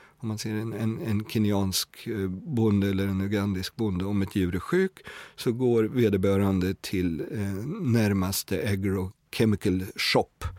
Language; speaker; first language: Swedish; native; Swedish